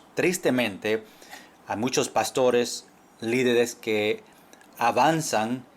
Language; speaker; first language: Spanish; non-native, fluent; English